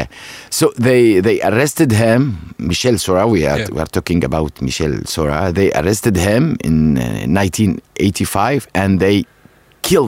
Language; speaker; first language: English; non-native, learner; Arabic